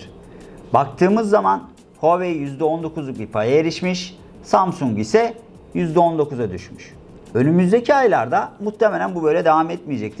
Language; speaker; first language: Turkish; native; Turkish